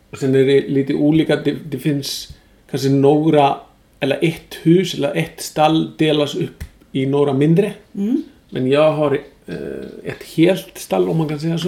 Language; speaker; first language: Swedish; non-native, fluent; Icelandic